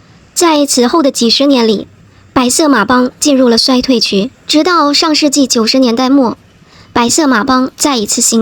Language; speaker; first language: Chinese; native; Chinese